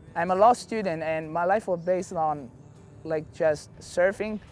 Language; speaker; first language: English; non-native, fluent; Italian